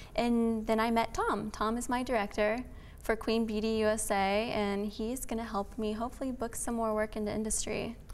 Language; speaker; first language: English; native; English